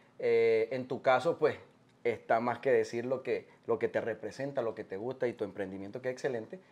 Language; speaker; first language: Spanish; native; Spanish